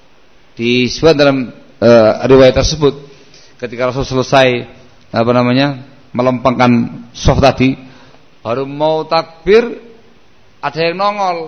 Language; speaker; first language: Indonesian; non-native, local second language; Javanese